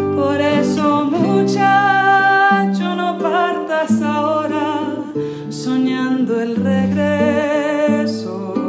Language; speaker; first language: Spanish; early bilingual, heritage; Spanish